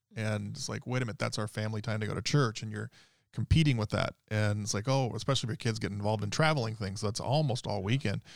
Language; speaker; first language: English; native; English